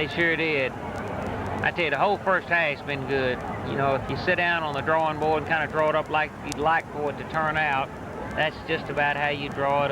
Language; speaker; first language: English; native; English